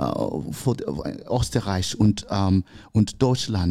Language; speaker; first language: German; non-native, learner; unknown